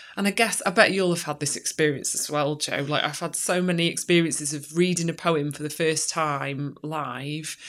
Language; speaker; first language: English; native; English